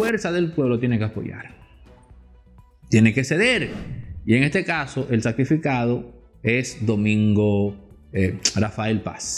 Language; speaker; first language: Spanish; native; Spanish